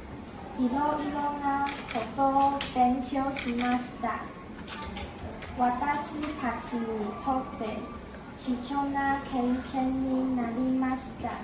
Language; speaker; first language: Japanese; non-native, learner; Chinese